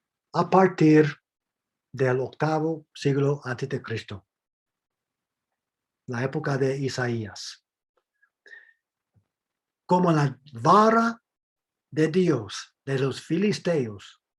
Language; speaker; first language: Spanish; non-native, fluent; English